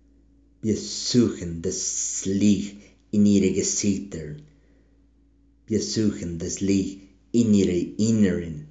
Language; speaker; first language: German; non-native, learner; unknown